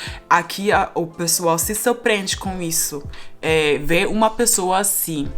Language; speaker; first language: Portuguese; non-native, fluent; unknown